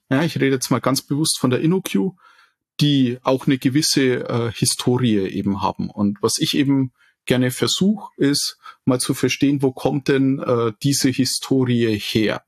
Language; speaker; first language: German; native; German